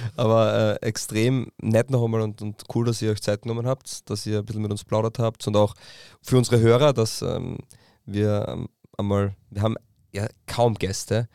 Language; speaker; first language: German; native; German